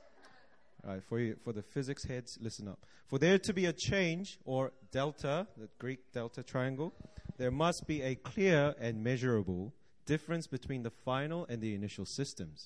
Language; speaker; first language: English; native; English